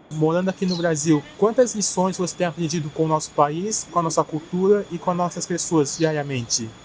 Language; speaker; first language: Portuguese; native; Portuguese